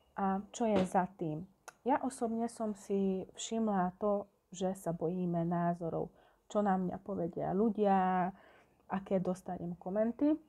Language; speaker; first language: Slovak; non-native, local second language; Hungarian